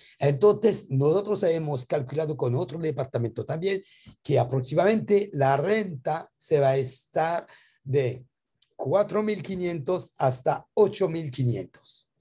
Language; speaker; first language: Spanish; non-native, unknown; French